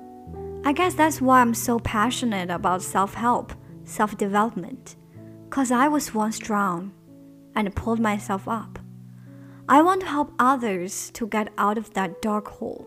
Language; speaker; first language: English; non-native, fluent; Chinese